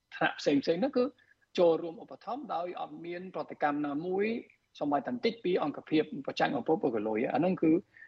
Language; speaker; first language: Khmer; non-native, fluent; Spanish